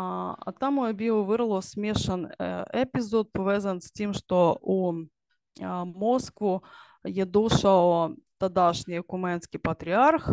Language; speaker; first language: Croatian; non-native, learner; Ukrainian